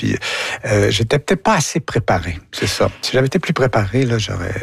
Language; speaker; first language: French; native; French